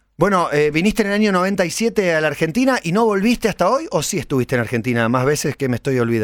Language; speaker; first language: Spanish; native; Spanish